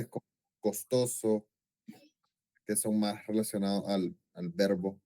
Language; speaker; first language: Spanish; non-native, learner; Portuguese